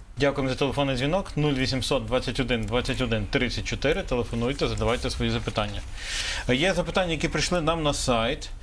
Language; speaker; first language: Ukrainian; native; Ukrainian